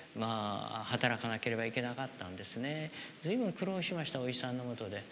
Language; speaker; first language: Japanese; native; Japanese